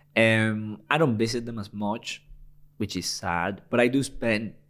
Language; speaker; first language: English; non-native, fluent; Spanish